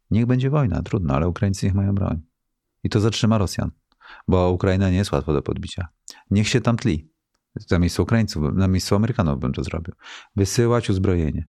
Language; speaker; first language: Polish; native; Polish